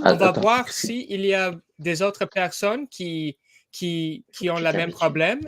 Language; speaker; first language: French; non-native, learner; English